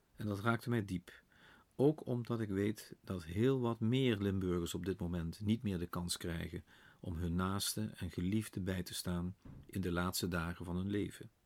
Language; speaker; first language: Dutch; native; Dutch